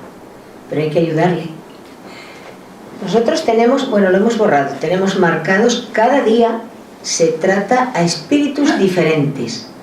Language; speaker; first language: Spanish; native; Spanish